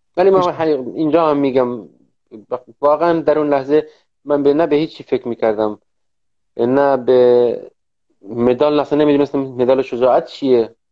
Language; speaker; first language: Persian; non-native, local second language; Kurdish